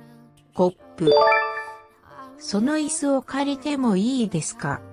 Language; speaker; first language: Japanese; non-native, learner; English